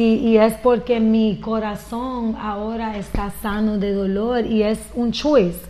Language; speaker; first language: Spanish; early bilingual, heritage; Spanish